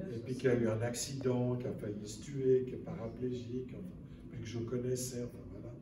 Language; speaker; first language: French; native; French